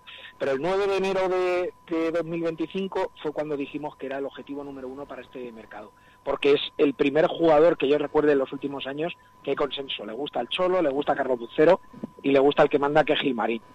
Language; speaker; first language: Spanish; native; Spanish